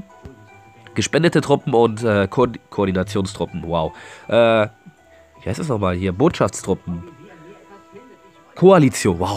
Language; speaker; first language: German; native; German